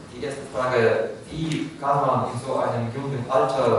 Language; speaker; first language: German; non-native, fluent; Russian